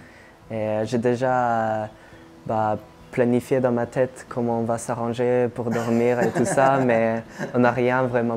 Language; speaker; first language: French; non-native, fluent; Norwegian